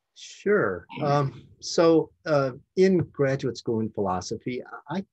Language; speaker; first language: English; native; English